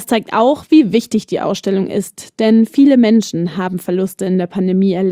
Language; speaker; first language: German; native; German